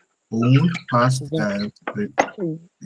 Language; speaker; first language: German; non-native, learner; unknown